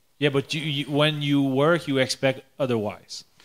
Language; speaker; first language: English; non-native, learner; French